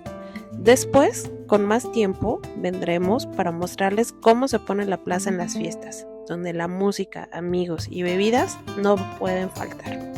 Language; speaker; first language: Spanish; native; Spanish